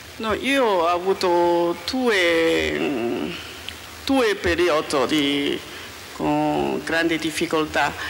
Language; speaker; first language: Italian; non-native, learner; Chinese